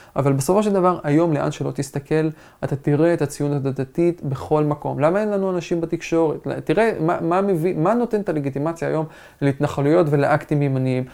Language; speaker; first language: Hebrew; non-native, local second language; Arabic